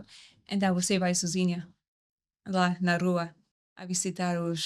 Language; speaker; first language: Portuguese; non-native, learner; English